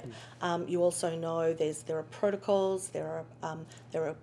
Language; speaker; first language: English; native; English